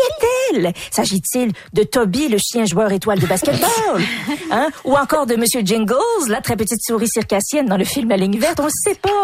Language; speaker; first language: French; native; French